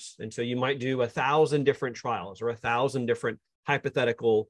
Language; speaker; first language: English; native; English